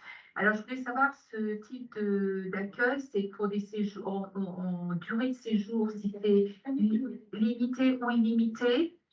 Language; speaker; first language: French; native; French